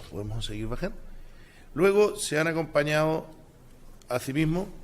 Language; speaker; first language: Spanish; native; Spanish